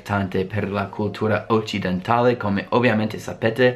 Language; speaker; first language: Italian; non-native, fluent; English